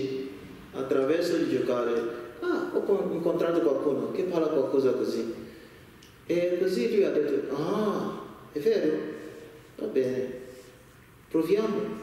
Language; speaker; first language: Italian; non-native, learner; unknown